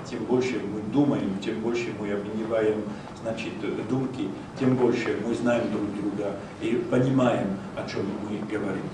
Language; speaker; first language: Russian; non-native, fluent; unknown